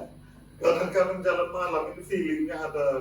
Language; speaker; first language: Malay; non-native, local second language; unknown